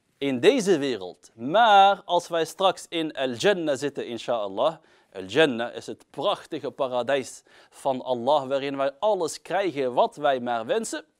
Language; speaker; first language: Dutch; early bilingual, other home language; Arabic